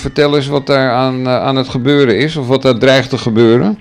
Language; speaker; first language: Dutch; native; Dutch